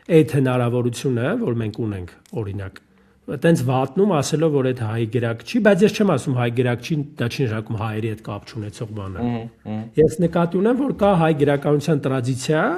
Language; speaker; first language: Armenian; native; Armenian